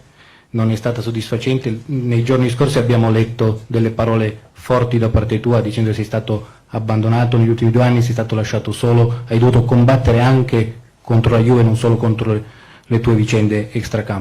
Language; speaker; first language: Italian; native; Italian